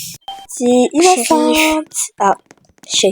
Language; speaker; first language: French; native; French